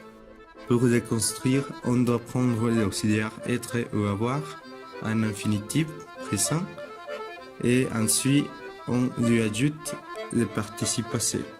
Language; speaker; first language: French; non-native, fluent; Spanish